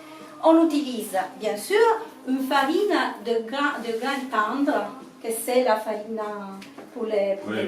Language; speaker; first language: French; non-native, learner; Italian